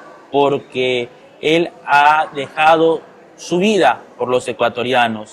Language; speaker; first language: Spanish; native; Spanish